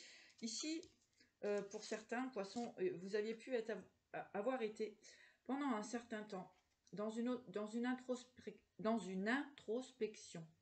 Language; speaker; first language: French; native; French